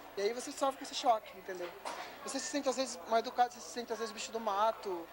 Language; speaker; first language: Portuguese; native; Portuguese